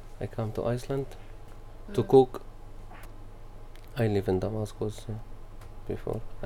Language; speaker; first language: English; non-native, learner; Arabic